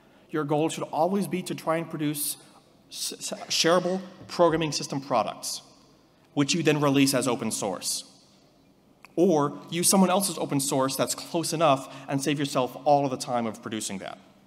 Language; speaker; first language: English; native; English